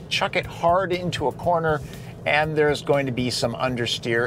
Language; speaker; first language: English; native; English